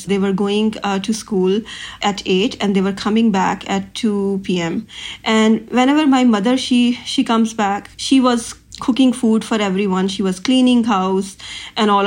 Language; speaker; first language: English; non-native, local second language; Punjabi